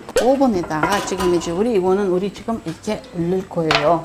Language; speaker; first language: Korean; non-native, learner; Russian